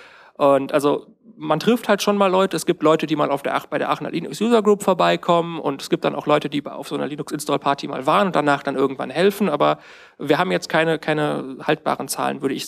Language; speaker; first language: German; native; German